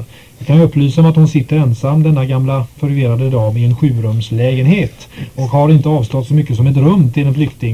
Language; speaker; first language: Swedish; native; Swedish